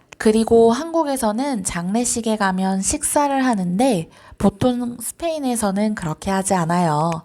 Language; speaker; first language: Korean; non-native, fluent; Spanish